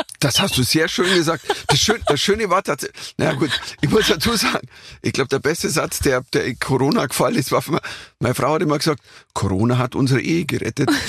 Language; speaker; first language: German; native; German